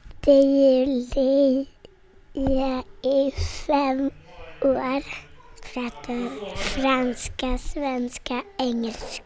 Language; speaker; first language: Swedish; early bilingual, heritage; Swedish